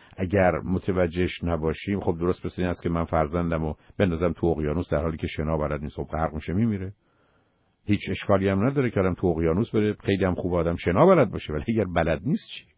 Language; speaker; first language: Persian; native; Persian